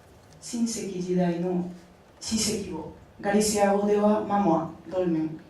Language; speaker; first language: Japanese; non-native, fluent; Spanish